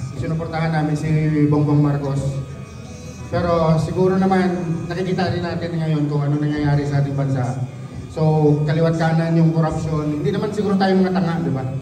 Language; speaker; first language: Filipino; non-native, local second language; Cebuano